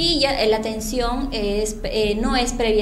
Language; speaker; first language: Spanish; native; Spanish